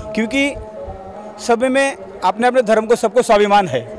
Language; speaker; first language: Hindi; non-native, local second language; Marathi